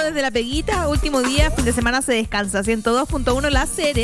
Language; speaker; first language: Spanish; native; Spanish